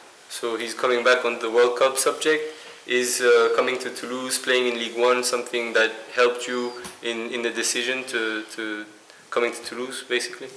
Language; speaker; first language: English; non-native, fluent; French